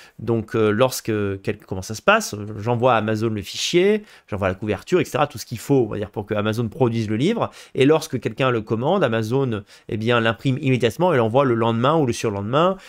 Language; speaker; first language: French; native; French